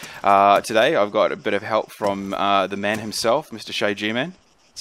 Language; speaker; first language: English; native; English